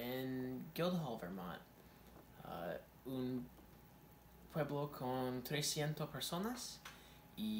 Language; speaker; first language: Spanish; non-native, learner; English